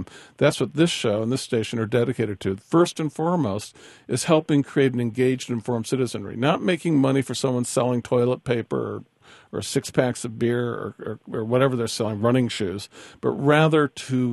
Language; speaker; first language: English; native; English